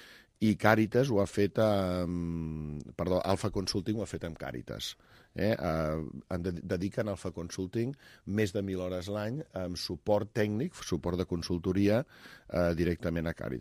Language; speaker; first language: Catalan; native; Catalan